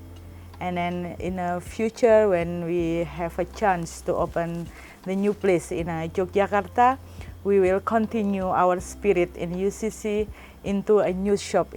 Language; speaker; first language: English; non-native, learner; Indonesian